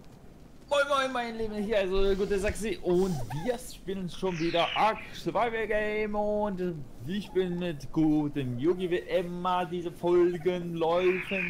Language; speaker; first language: German; non-native, learner; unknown